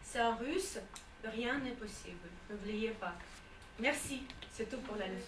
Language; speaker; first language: French; non-native, fluent; Russian